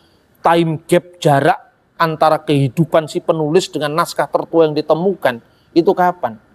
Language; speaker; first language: Indonesian; native; Indonesian